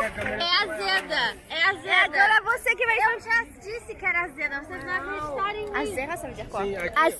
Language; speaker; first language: Portuguese; non-native, learner; French